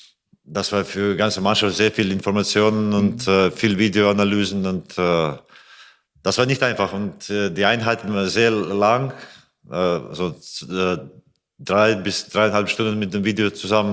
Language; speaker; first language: German; non-native, fluent; Latvian